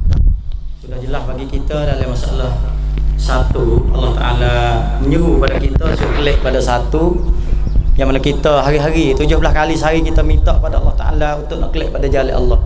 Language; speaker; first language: Malay; native; Malay